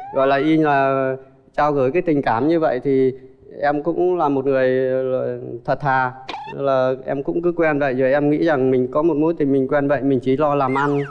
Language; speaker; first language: Vietnamese; native; Vietnamese